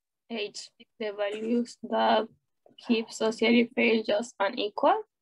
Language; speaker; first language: English; non-native, learner; Spanish